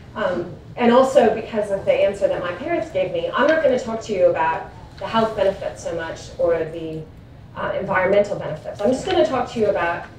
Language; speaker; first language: English; native; English